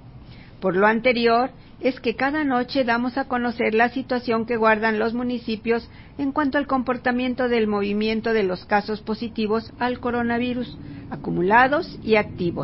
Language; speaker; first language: Spanish; native; Spanish